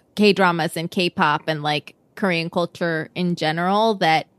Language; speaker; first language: English; native; English